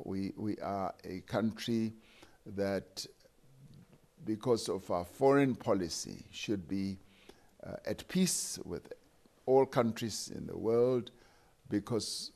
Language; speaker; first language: English; non-native, local second language; Venda